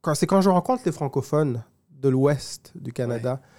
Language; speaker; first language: French; non-native, local second language; Kinyarwanda